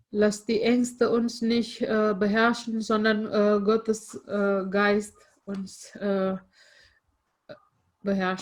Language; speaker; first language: German; non-native, fluent; Indonesian